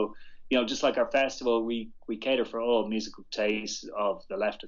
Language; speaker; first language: English; native; English